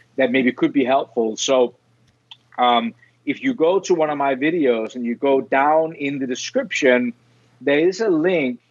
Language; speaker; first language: English; non-native, fluent; Danish